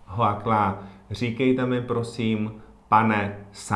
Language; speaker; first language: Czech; non-native, fluent; Vietnamese